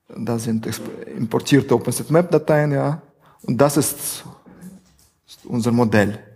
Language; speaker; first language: German; non-native, fluent; Russian